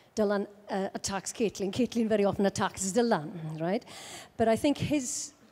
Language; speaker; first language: English; native; English